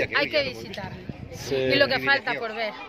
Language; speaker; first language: Spanish; native; Spanish